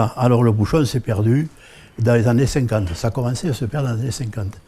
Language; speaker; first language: French; native; French